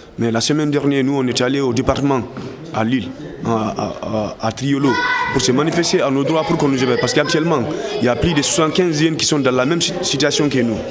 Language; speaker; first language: French; non-native, local second language; Fula